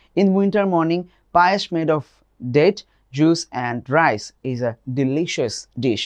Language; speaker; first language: English; non-native, local second language; Bangla